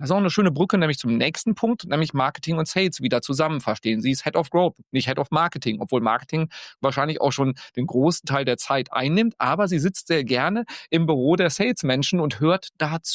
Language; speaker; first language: German; native; German